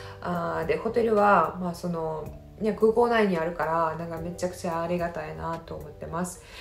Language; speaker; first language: Japanese; non-native, fluent; Russian